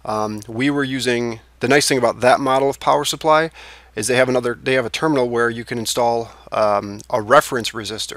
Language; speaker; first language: English; native; English